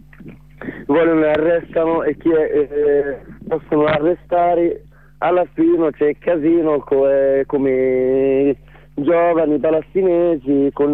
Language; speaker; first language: Italian; non-native, learner; Arabic